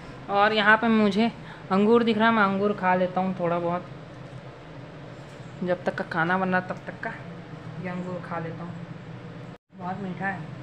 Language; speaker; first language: Hindi; native; Hindi